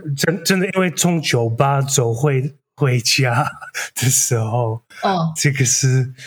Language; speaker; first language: Chinese; non-native, fluent; Dutch